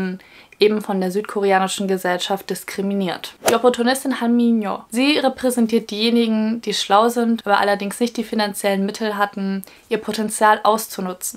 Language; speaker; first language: German; native; German